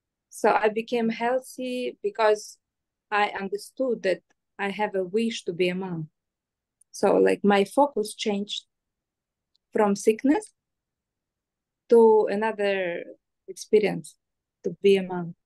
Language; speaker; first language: English; non-native, learner; Russian